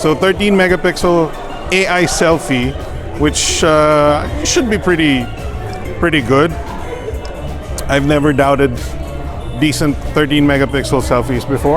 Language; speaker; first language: English; non-native, local second language; Filipino